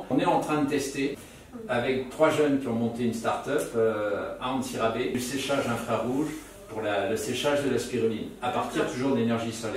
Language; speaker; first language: French; native; French